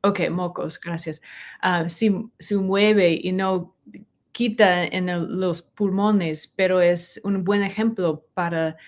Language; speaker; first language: Spanish; non-native, learner; English